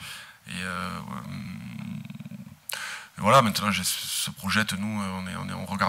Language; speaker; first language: French; native; French